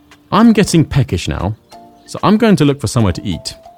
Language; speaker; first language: English; native; English